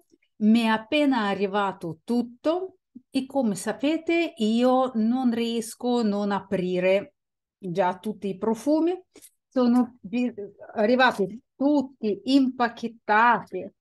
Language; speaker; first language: Italian; non-native, fluent; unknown